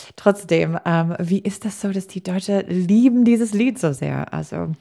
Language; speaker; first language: German; non-native, fluent; English